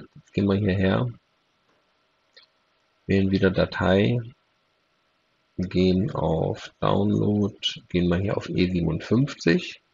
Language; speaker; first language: German; native; German